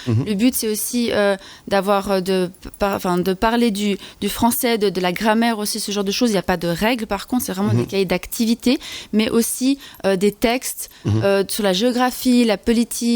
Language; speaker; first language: French; native; French